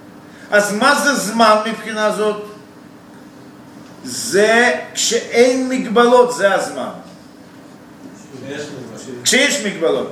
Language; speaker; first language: Hebrew; non-native, fluent; Russian